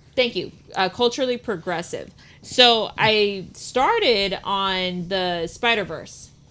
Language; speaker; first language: English; non-native, fluent; Spanish